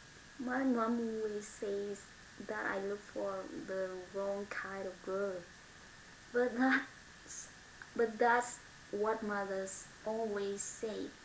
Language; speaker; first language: English; non-native, learner; Vietnamese